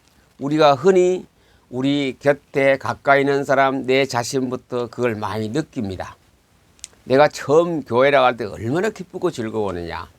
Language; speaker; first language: Korean; native; Korean